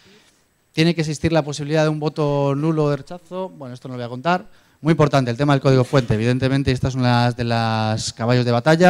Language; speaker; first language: Spanish; native; Spanish